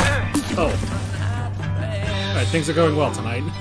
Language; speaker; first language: English; native; English